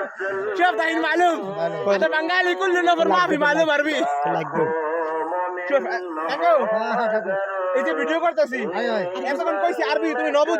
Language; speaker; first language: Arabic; non-native, learner; Bangla